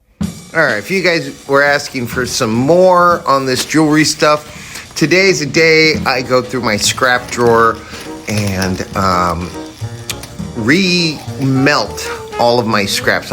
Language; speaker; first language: English; native; English